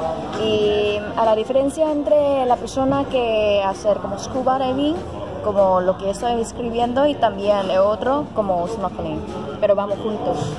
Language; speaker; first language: Spanish; non-native, learner; Thai